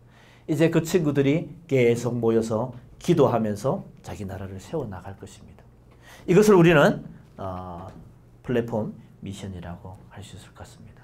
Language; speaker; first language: Korean; native; Korean